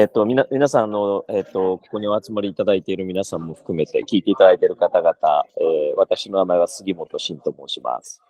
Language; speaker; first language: Japanese; native; Japanese